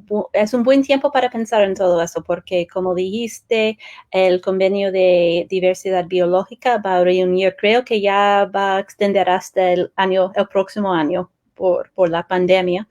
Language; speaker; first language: Spanish; non-native, fluent; English